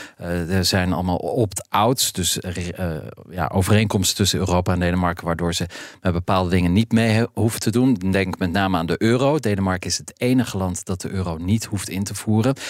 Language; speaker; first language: Dutch; native; Dutch